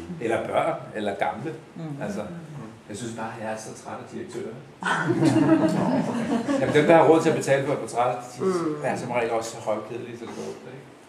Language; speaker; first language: Danish; native; Danish